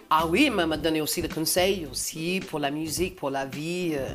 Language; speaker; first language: French; non-native, fluent; English